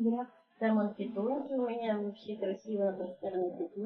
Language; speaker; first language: Russian; native; Russian